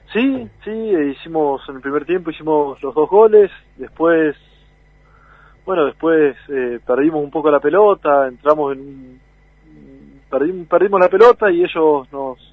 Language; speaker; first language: Spanish; native; Spanish